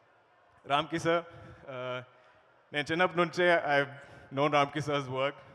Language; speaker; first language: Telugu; non-native, learner; Malayalam